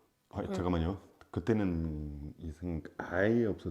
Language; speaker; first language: Korean; non-native, fluent; French